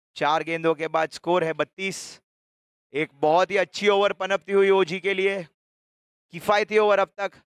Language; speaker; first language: Hindi; non-native, local second language; Gujarati